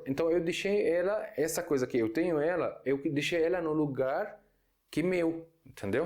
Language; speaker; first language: Portuguese; non-native, fluent; Arabic